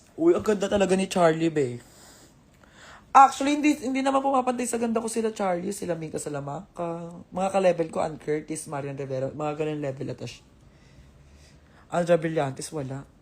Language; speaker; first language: Filipino; native; Filipino